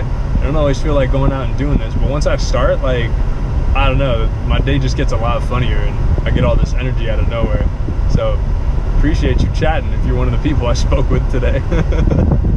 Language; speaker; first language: English; native; English